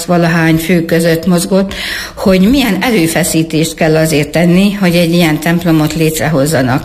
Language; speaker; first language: Hungarian; native; Hungarian